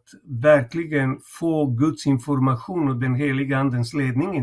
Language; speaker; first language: Swedish; non-native, fluent; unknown